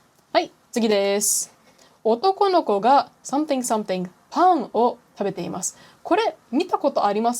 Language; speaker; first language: Japanese; non-native, fluent; English